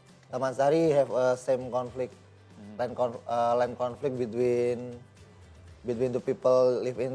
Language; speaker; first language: English; non-native, learner; Indonesian